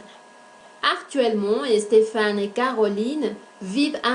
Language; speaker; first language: French; non-native, fluent; Spanish